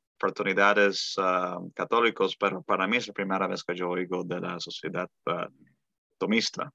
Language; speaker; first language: Spanish; early bilingual, heritage; Spanish